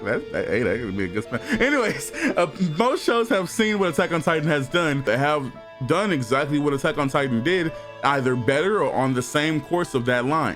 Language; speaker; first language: English; native; English